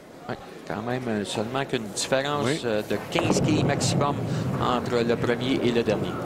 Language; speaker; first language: French; native; French